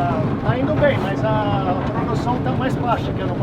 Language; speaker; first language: Portuguese; native; Portuguese